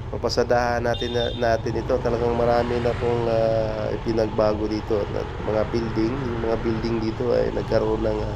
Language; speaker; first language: Filipino; native; Filipino